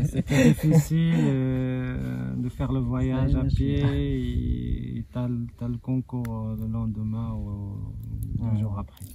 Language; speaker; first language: French; non-native, local second language; Arabic